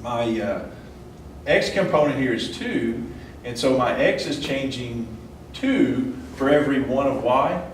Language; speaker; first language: English; native; English